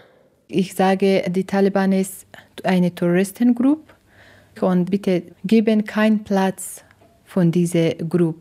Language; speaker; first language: German; non-native, learner; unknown